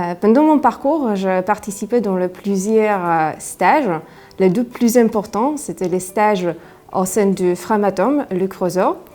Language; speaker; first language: French; non-native, fluent; Polish